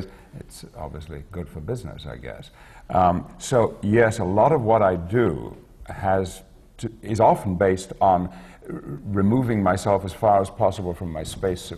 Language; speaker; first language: English; native; English